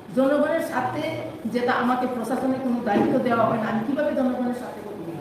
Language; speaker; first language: Bangla; non-native, local second language; Kok Borok